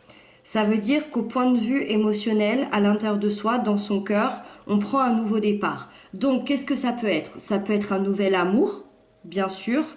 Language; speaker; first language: French; native; French